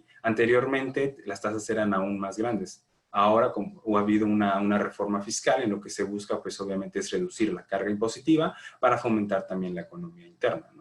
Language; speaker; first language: Spanish; native; Spanish